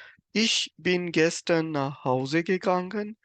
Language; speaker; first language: German; non-native, fluent; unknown